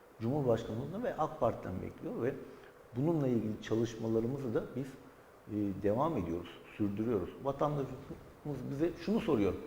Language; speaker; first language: Turkish; native; Turkish